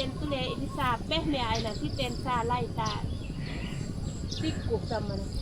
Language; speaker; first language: Finnish; non-native, learner; Thai